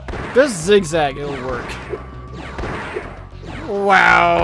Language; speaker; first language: English; native; English